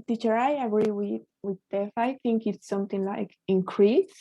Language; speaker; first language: English; non-native, learner; Spanish